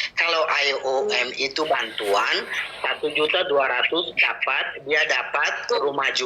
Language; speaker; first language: Indonesian; non-native, learner; Rohingya